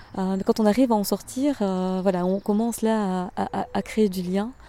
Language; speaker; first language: French; native; French